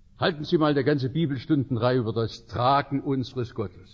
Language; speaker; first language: German; native; German